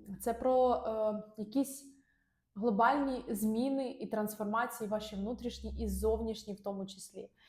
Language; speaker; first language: Ukrainian; non-native, local second language; Russian